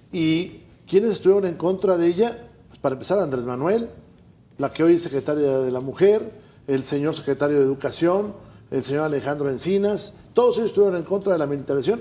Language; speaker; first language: Spanish; native; Spanish